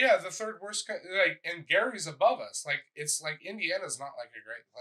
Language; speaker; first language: English; native; English